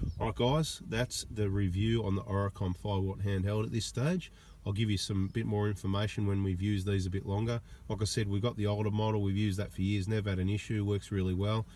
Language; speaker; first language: English; native; English